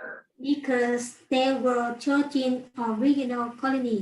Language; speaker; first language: English; non-native, learner; Vietnamese